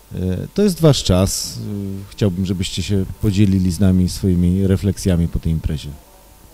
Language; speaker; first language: Polish; native; Polish